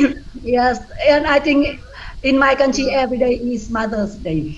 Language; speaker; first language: English; non-native, learner; Vietnamese